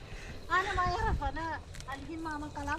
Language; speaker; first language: Arabic; non-native, learner; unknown